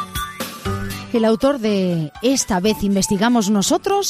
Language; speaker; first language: Spanish; native; Spanish